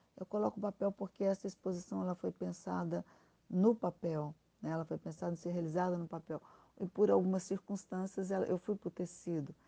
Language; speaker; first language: Portuguese; native; Portuguese